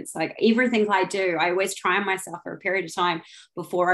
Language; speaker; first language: English; native; English